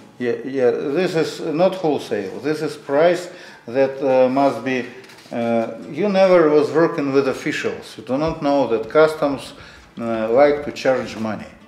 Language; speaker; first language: English; non-native, learner; Russian